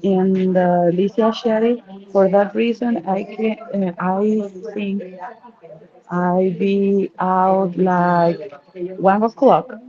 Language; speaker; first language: English; non-native, learner; Spanish